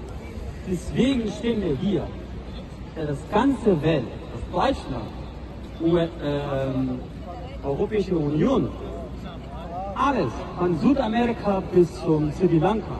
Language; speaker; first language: German; non-native, learner; Baluchi